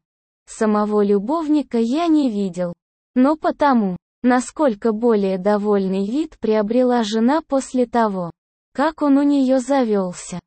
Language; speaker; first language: Russian; native; Russian